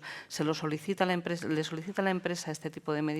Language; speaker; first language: Spanish; native; Spanish